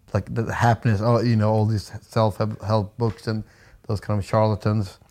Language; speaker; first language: English; non-native, fluent; Swedish